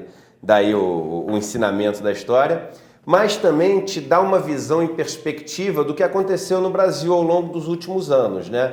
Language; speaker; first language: Portuguese; native; Portuguese